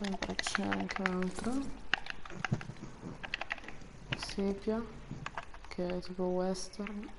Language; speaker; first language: Italian; native; Italian